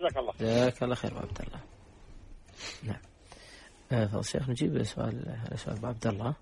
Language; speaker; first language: Arabic; native; Arabic